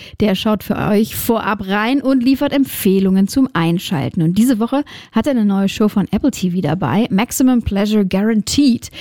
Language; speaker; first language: German; native; German